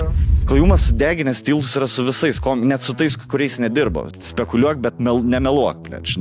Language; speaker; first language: Lithuanian; native; Lithuanian